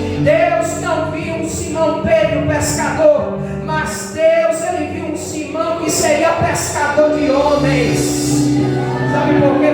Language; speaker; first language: Portuguese; native; Portuguese